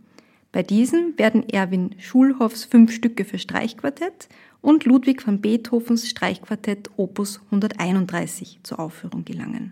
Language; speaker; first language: German; native; German